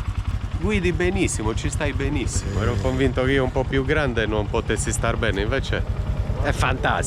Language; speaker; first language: Italian; native; Italian